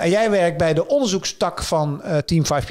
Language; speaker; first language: Dutch; native; Dutch